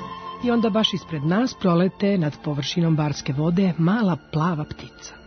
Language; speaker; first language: Serbian; native; Serbian